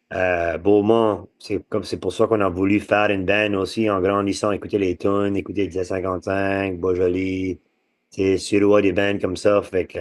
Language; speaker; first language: French; native; French